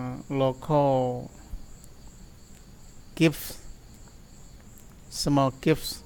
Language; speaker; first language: English; non-native, learner; Thai